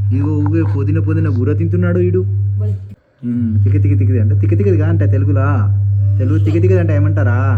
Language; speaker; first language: Telugu; non-native, learner; Hindi